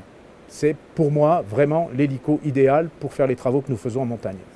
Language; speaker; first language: French; native; French